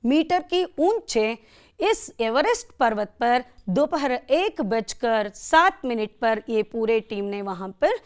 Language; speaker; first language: Hindi; non-native, local second language; Kannada